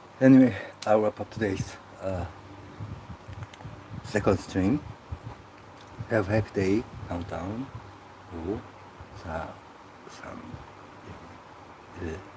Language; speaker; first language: English; non-native, learner; Korean